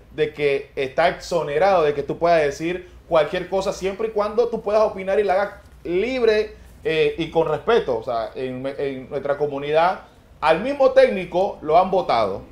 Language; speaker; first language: Spanish; native; Spanish